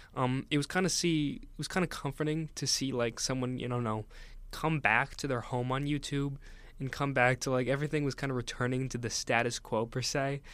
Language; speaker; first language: English; native; English